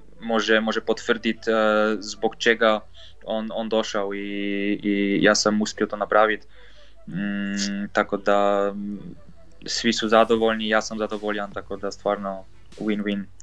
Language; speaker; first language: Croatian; non-native, fluent; Polish